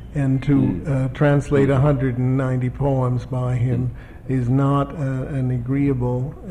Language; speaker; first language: English; native; English